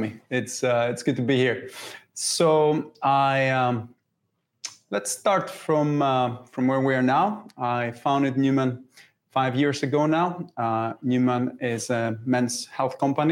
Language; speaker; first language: English; non-native, fluent; Greek